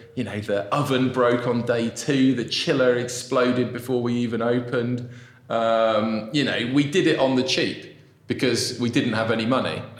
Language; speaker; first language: English; native; English